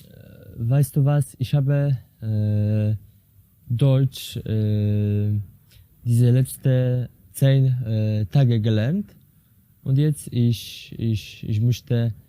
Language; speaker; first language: German; non-native, learner; Polish